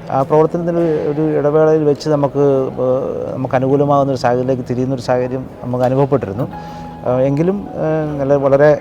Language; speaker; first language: Malayalam; native; Malayalam